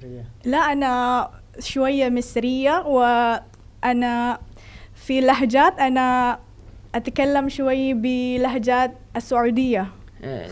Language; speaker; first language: Arabic; non-native, fluent; Indonesian